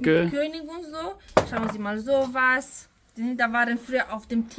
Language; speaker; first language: German; non-native, local second language; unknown